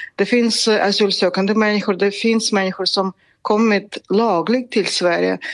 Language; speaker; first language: Swedish; non-native, fluent; Russian